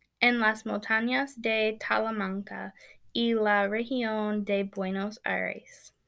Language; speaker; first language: Spanish; non-native, learner; English